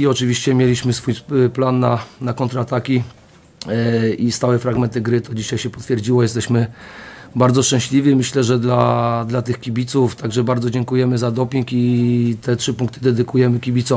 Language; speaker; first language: Polish; native; Polish